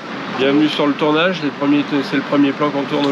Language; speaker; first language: French; native; French